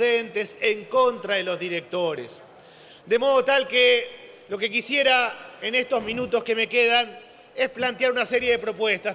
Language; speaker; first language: Spanish; native; Spanish